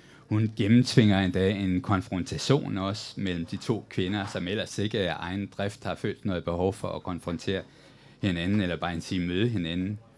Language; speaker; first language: Danish; native; Danish